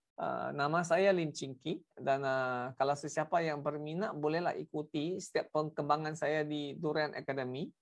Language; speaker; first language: Malay; non-native, local second language; Chinese